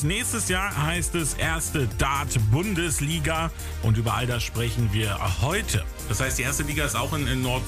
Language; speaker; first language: German; native; German